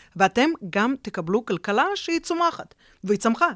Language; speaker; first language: Hebrew; non-native, fluent; Russian